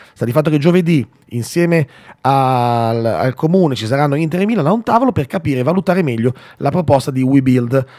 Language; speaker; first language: Italian; native; Italian